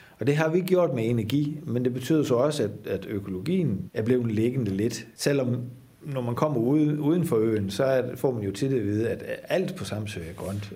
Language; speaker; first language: Danish; non-native, fluent; Dutch